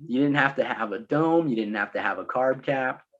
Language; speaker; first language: English; native; English